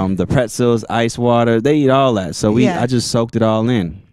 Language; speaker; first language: English; native; English